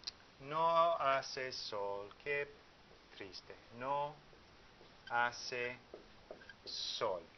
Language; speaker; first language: Spanish; non-native, fluent; English